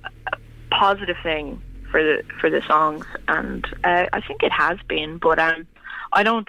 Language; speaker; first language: English; native; English